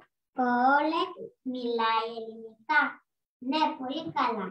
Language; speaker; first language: Greek; non-native, learner; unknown